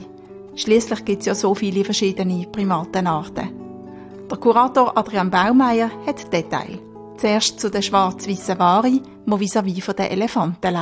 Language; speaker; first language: German; native; German